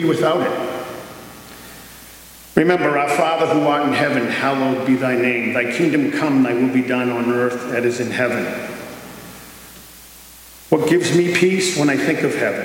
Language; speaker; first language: English; native; English